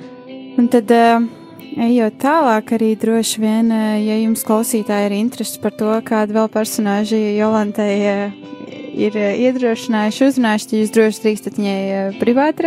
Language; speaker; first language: Latvian; native; Latvian